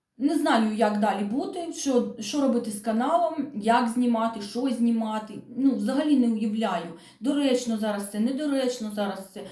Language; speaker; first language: Ukrainian; non-native, local second language; Russian